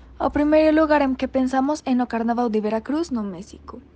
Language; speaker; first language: Portuguese; non-native, learner; Spanish